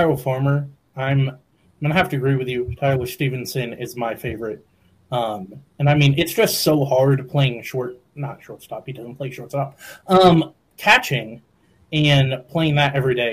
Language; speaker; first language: English; native; English